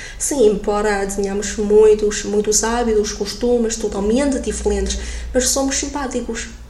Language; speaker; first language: Portuguese; non-native, fluent; Chinese